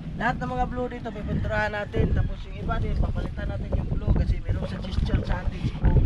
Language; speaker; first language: Filipino; non-native, local second language; Bikol